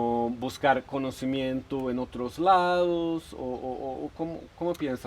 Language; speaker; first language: Spanish; non-native, fluent; Swedish